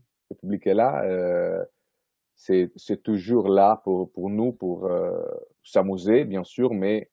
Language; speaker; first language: French; non-native, fluent; Italian